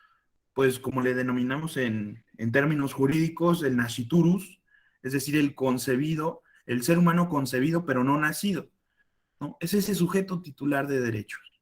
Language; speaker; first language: Spanish; native; Spanish